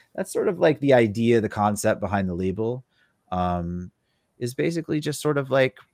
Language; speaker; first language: English; native; English